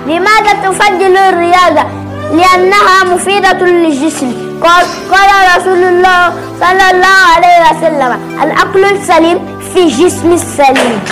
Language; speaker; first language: Arabic; non-native, learner; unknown